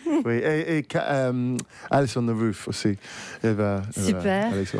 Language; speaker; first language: French; non-native, fluent; English